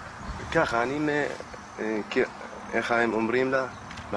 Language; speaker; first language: Hebrew; non-native, local second language; Arabic